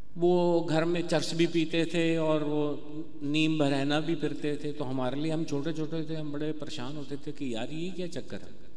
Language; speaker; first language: Urdu; non-native, local second language; Punjabi